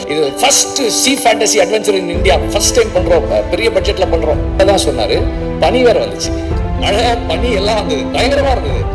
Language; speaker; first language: Tamil; native; Tamil